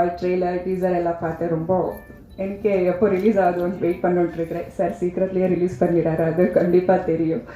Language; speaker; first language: Tamil; non-native, learner; Kannada